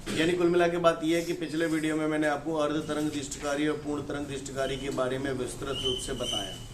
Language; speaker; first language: Hindi; native; Hindi